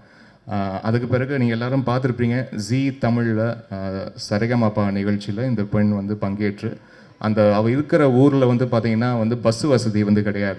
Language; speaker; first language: Tamil; native; Tamil